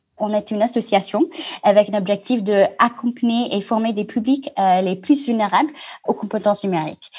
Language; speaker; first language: French; non-native, fluent; Chinese